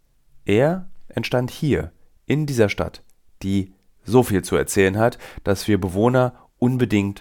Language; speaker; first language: German; native; German